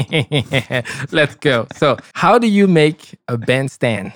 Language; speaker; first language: English; native; English